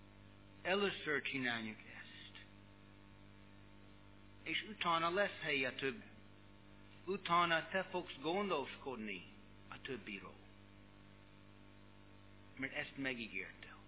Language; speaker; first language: Hungarian; non-native, learner; English